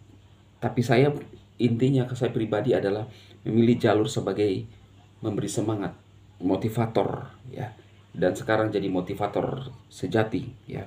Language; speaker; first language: Indonesian; native; Indonesian